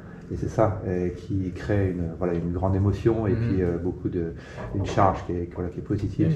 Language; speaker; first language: French; native; French